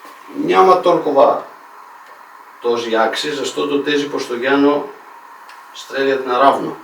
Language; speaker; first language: Bulgarian; non-native, fluent; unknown